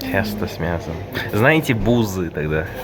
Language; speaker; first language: Russian; non-native, learner; Mongolian